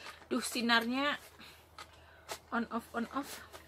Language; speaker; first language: English; non-native, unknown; Indonesian